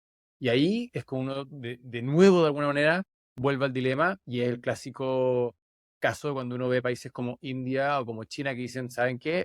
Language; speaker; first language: Spanish; native; Spanish